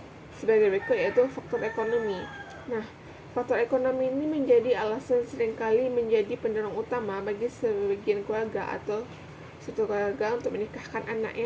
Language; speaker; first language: Indonesian; native; Indonesian